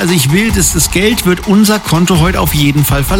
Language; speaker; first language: German; native; German